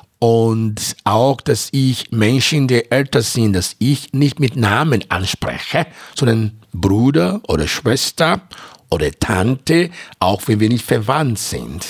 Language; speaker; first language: German; non-native, fluent; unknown